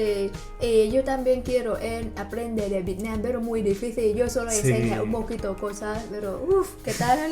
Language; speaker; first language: Spanish; non-native, learner; Vietnamese